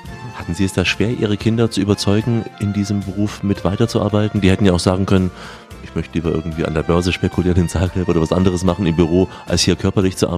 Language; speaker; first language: German; native; German